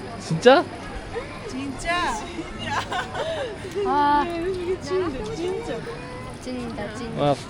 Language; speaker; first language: Korean; non-native, learner; Persian